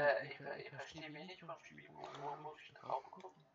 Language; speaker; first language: German; native; German